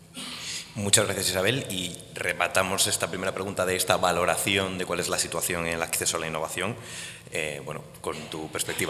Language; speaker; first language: Spanish; native; Spanish